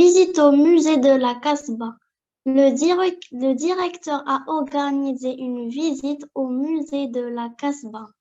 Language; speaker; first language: French; non-native, learner; Arabic